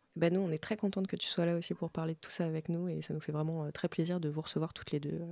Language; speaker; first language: French; native; French